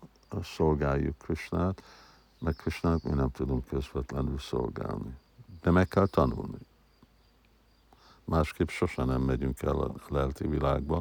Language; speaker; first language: Hungarian; early bilingual, heritage; Hungarian